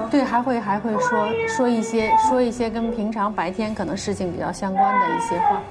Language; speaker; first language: Chinese; native; Chinese